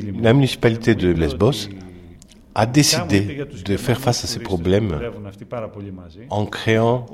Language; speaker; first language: French; non-native, fluent; Greek